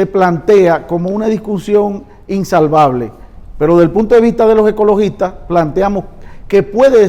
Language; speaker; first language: Spanish; native; Spanish